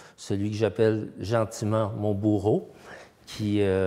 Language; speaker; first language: French; native; French